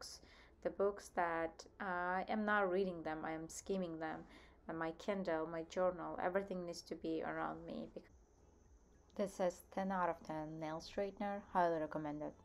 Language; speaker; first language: English; non-native, fluent; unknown